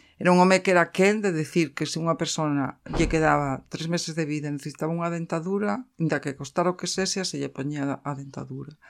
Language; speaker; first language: Galician; native; Galician